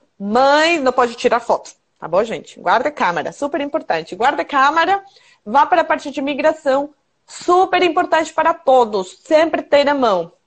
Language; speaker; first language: Portuguese; non-native, fluent; Spanish